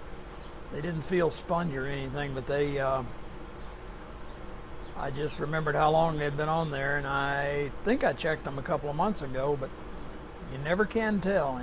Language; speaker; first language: English; native; English